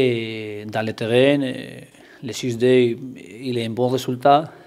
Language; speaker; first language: French; non-native, learner; Spanish